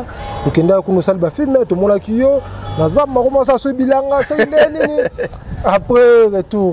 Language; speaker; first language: French; non-native, local second language; Lingala